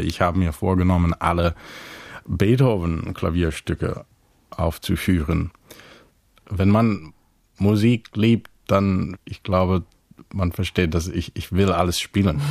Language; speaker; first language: German; non-native, fluent; English